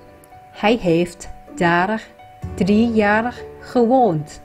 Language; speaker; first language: Dutch; non-native, fluent; Vietnamese